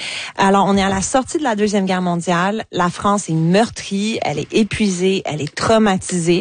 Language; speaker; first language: French; native; French